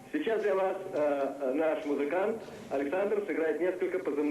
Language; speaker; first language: Russian; native; Russian